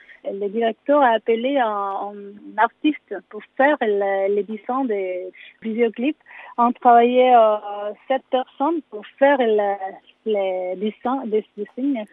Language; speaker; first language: French; non-native, learner; Spanish